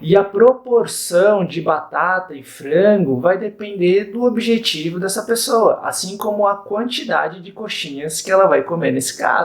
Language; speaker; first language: Portuguese; native; Portuguese